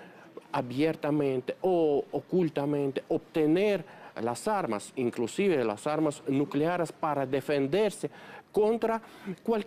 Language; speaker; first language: Spanish; non-native, fluent; Russian